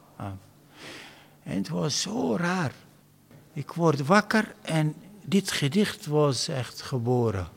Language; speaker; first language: Dutch; non-native, fluent; Arabic